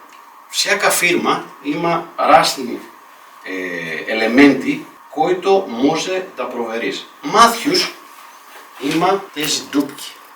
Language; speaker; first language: Bulgarian; non-native, fluent; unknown